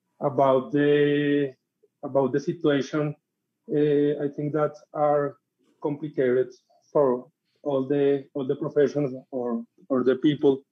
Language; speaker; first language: English; non-native, learner; Spanish